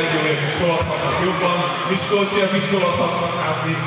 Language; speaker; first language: Hungarian; native; Hungarian